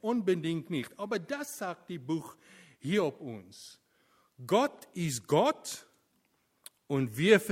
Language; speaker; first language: German; non-native, fluent; Afrikaans